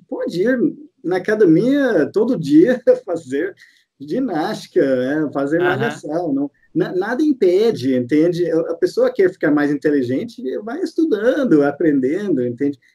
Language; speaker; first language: Portuguese; non-native, fluent; English